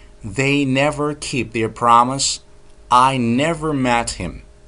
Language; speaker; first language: English; non-native, fluent; Turkish